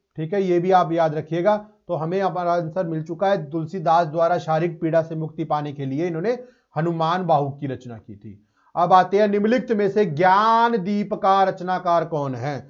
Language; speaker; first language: Hindi; non-native, local second language; Punjabi